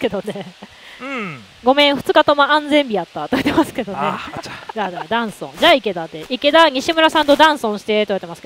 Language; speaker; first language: Japanese; native; Japanese